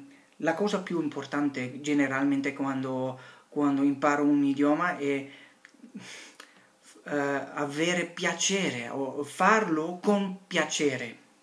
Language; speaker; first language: Italian; non-native, learner; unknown